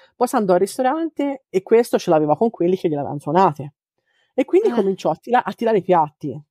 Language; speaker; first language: Italian; native; Italian